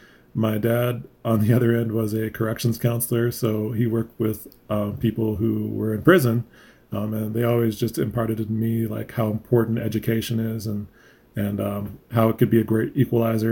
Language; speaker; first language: English; native; English